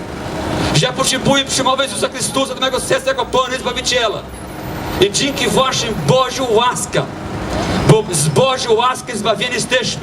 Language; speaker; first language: Polish; non-native, fluent; Portuguese